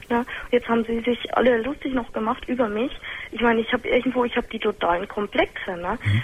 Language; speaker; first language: German; native; German